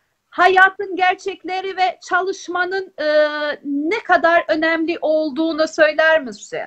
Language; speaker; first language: Turkish; non-native, fluent; Albanian